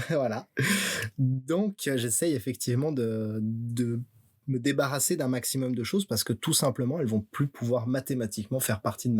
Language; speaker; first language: French; native; French